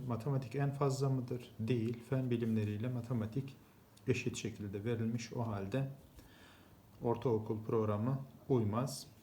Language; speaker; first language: Turkish; native; Turkish